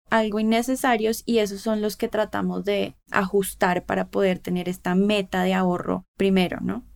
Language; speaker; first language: Spanish; native; Spanish